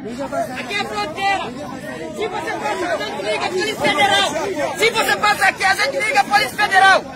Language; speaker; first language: Portuguese; non-native, learner; Haitian Creole